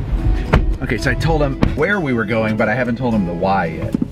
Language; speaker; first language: English; native; English